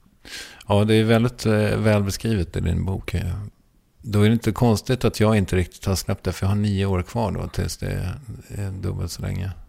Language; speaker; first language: Swedish; native; Swedish